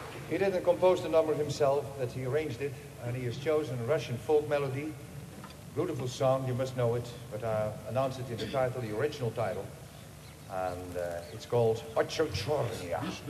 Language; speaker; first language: English; non-native, fluent; Dutch